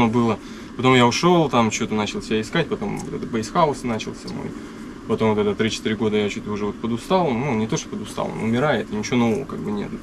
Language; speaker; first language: Russian; native; Russian